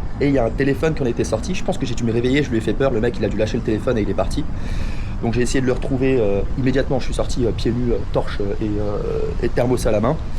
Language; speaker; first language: French; native; French